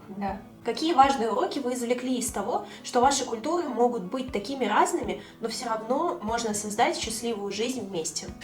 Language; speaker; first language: Russian; native; Russian